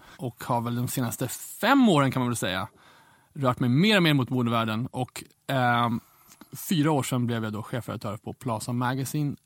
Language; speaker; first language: Swedish; native; Swedish